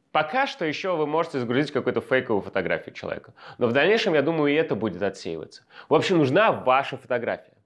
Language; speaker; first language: Russian; native; Russian